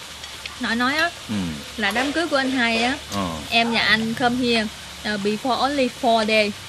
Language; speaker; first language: Vietnamese; native; Vietnamese